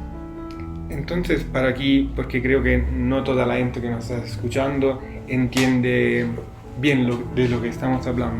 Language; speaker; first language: Spanish; non-native, fluent; Italian